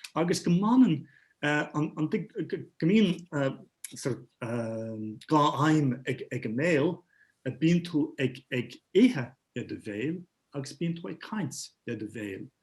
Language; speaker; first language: Irish; non-native, local second language; English